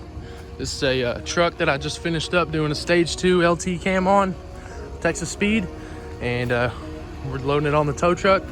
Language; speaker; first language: English; native; English